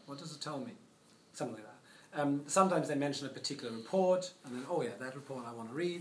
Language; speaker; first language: English; non-native, fluent; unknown